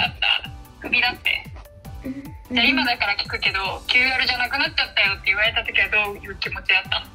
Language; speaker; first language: Japanese; native; Japanese